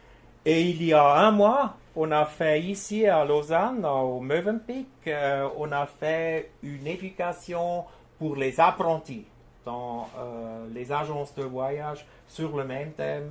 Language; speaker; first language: French; non-native, fluent; German